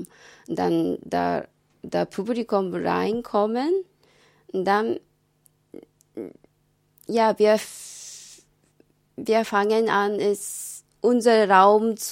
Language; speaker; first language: German; non-native, learner; Japanese